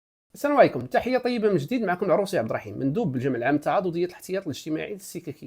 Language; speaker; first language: Arabic; native; Arabic